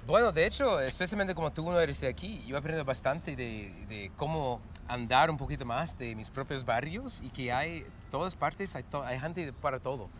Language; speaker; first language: Spanish; non-native, fluent; English